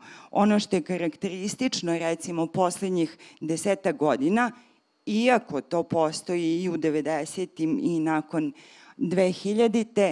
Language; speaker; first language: Serbian; native; Serbian